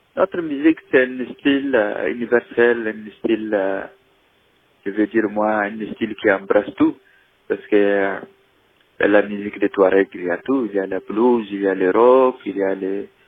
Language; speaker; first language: French; non-native, local second language; Tamasheq